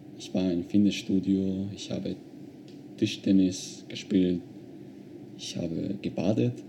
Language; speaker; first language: German; non-native, fluent; Spanish